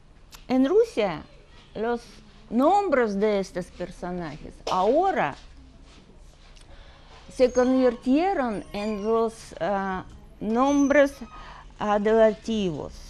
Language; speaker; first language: Spanish; non-native, fluent; Russian